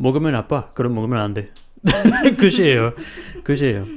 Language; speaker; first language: Korean; non-native, fluent; French